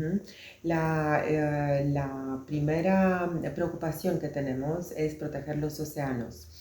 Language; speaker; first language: Spanish; non-native, fluent; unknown